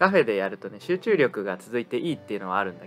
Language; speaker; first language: Japanese; native; Japanese